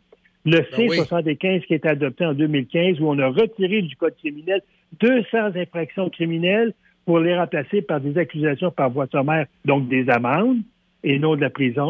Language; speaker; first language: French; native; French